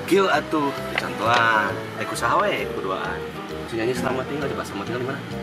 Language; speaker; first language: Indonesian; native; Indonesian